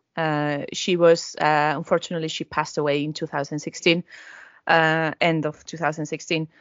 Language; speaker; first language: English; non-native, fluent; Spanish